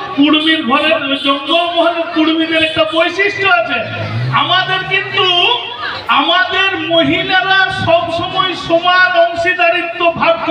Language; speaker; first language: Bangla; native; Bangla